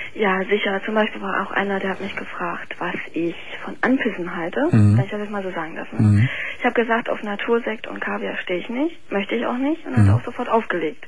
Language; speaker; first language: German; native; German